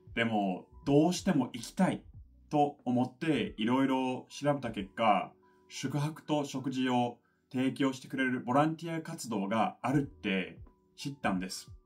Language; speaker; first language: Japanese; non-native, fluent; English